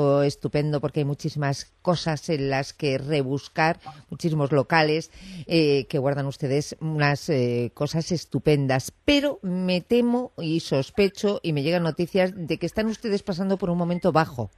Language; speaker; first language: Spanish; native; Spanish